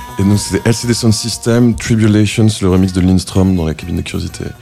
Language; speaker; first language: French; native; French